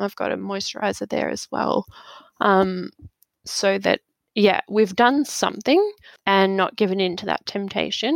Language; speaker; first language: English; native; English